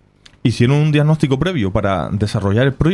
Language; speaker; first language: Spanish; native; Spanish